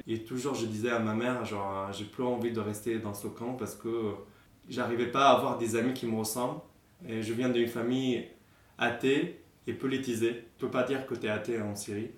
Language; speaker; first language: French; non-native, fluent; Arabic